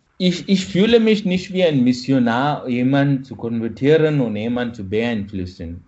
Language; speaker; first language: German; non-native, fluent; Malayalam